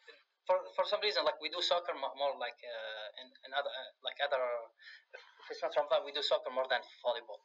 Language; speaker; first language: English; non-native, fluent; Arabic